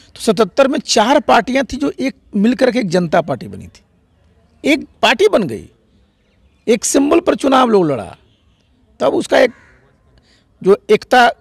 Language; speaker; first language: Hindi; native; Hindi